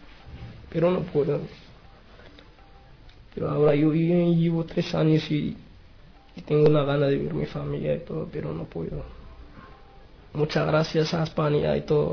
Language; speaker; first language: Spanish; non-native, learner; Arabic